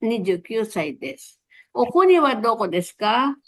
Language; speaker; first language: Japanese; non-native, fluent; Filipino